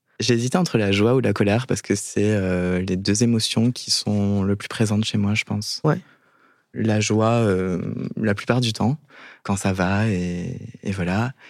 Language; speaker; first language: French; native; French